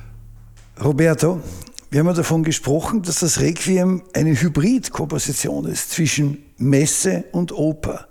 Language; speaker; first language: German; native; German